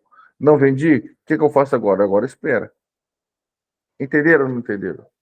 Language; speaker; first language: Portuguese; native; Portuguese